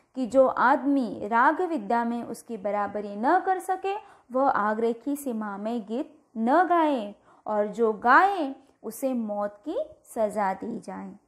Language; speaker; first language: Hindi; non-native, local second language; Marathi